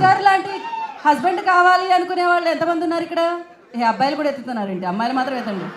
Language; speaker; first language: Telugu; native; Telugu